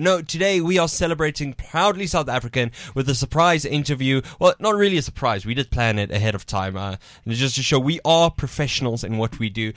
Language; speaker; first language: English; non-native, local second language; Afrikaans